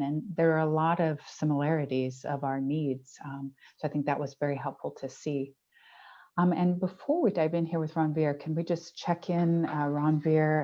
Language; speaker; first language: English; native; English